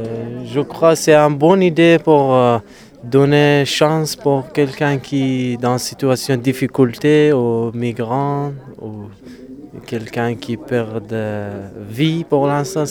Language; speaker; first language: French; non-native, learner; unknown